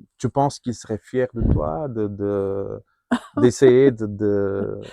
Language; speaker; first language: French; non-native, fluent; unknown